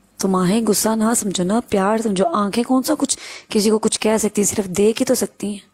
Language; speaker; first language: Urdu; non-native, local second language; Punjabi